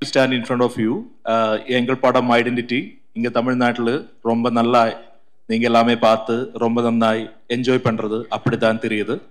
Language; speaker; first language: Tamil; non-native, learner; Malayalam